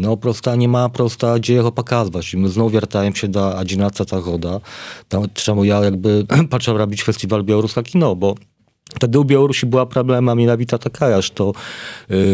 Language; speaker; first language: Polish; non-native, learner; Belarusian